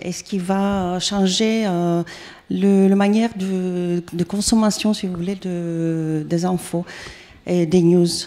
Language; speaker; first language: French; non-native, fluent; Greek